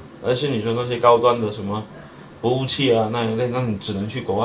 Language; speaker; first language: Chinese; native; Chinese